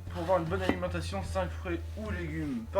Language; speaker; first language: French; native; French